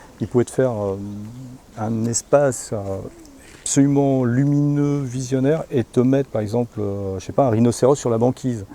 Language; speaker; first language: French; native; French